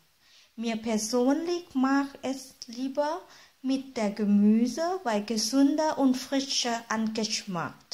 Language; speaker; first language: German; non-native, fluent; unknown